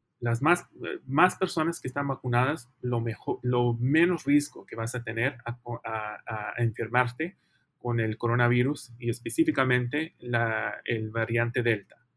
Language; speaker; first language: Spanish; early bilingual, heritage; Spanish